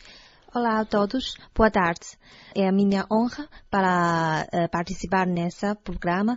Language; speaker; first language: Portuguese; non-native, learner; Chinese